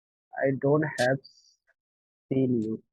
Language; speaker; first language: English; non-native, learner; Hindi